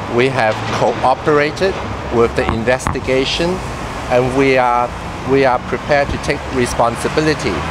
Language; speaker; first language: English; non-native, local second language; Cantonese